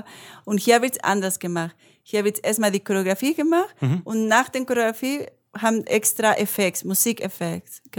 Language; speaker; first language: German; non-native, learner; Spanish